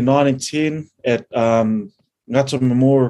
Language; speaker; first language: English; native; English